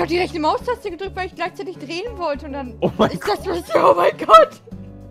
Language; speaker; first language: German; native; German